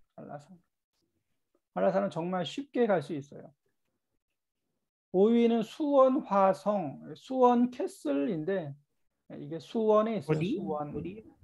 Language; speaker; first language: Korean; native; Korean